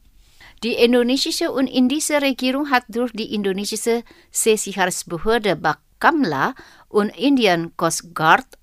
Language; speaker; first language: German; non-native, fluent; Indonesian